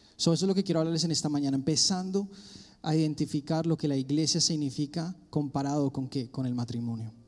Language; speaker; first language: Spanish; early bilingual, heritage; Spanish